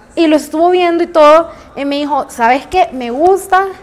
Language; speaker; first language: Spanish; native; Spanish